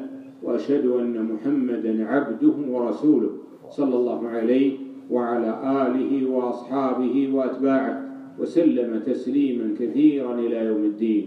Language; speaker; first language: Arabic; native; Arabic